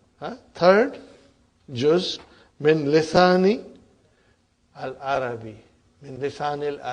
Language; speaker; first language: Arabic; non-native, fluent; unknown